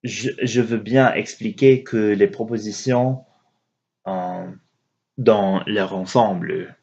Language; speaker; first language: French; non-native, learner; English